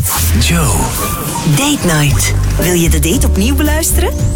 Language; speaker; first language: Dutch; native; Dutch